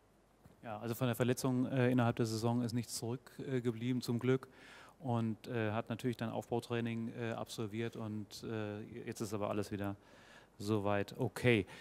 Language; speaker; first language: German; native; German